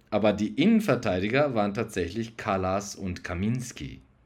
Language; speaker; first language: German; non-native, fluent; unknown